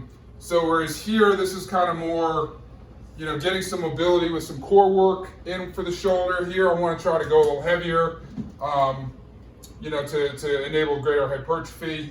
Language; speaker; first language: English; native; English